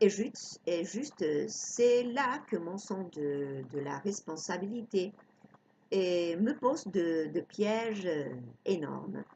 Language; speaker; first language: French; non-native, fluent; Spanish